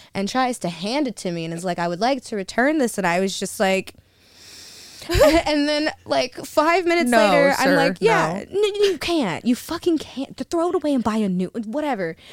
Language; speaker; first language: English; native; English